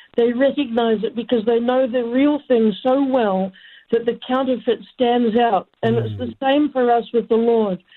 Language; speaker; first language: English; native; English